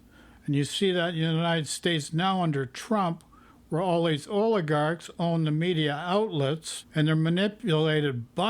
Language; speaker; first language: English; native; English